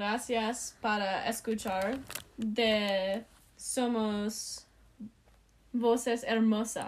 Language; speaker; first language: Spanish; non-native, learner; English